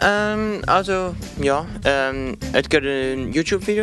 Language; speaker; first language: German; non-native, local second language; Luxembourgish